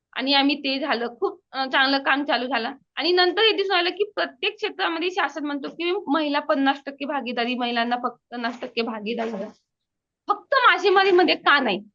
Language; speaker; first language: Marathi; native; Marathi